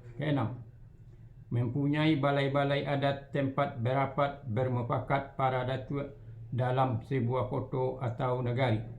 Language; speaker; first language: Malay; non-native, local second language; Minangkabau